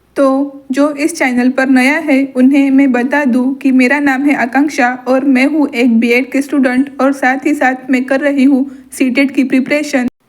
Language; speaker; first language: Hindi; non-native, local second language; Marathi